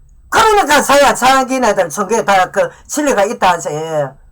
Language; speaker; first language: Korean; native; Korean